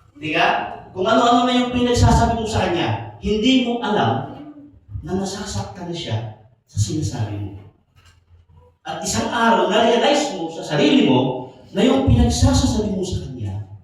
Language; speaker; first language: Filipino; non-native, local second language; Bikol